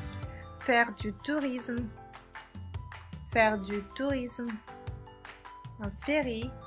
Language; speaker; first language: French; non-native, fluent; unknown